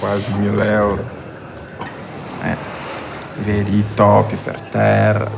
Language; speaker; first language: Italian; non-native, fluent; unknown